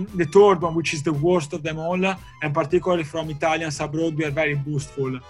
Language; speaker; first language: English; non-native, fluent; Italian